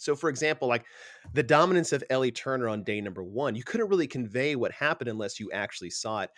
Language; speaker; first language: English; native; English